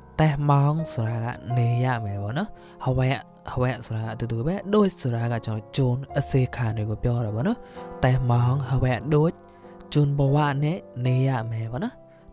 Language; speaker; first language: Burmese; non-native, local second language; Mon